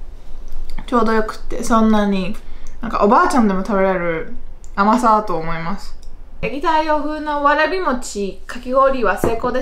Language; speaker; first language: Japanese; non-native, fluent; Chinese